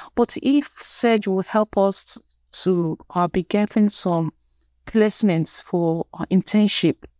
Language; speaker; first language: English; non-native, local second language; Igbo